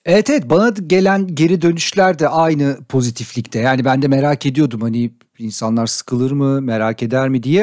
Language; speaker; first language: Turkish; native; Turkish